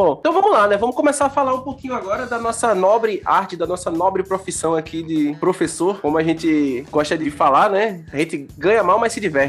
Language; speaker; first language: Portuguese; native; Portuguese